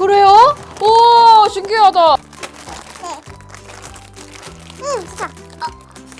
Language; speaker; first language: Korean; non-native, learner; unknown